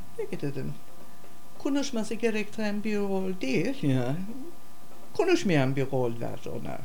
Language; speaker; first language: Turkish; non-native, fluent; German